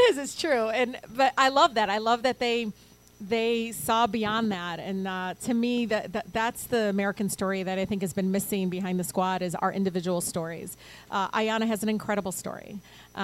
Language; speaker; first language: English; early bilingual, other home language; Arabic